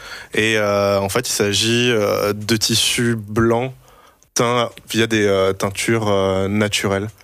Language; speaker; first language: French; native; French